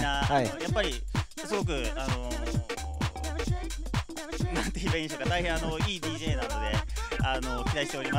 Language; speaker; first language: Japanese; native; Japanese